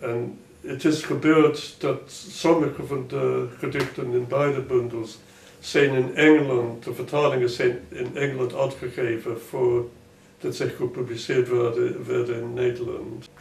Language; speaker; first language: Dutch; non-native, fluent; English